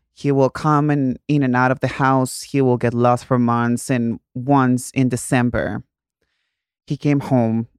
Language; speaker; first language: English; non-native, fluent; Spanish